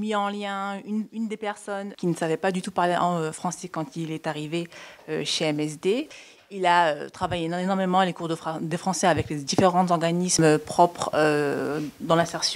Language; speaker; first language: French; native; French